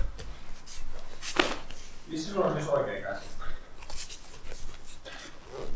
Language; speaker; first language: Finnish; native; Finnish